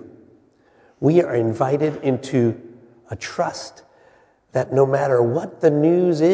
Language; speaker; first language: English; native; English